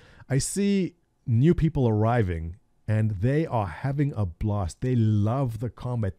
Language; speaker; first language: English; native; English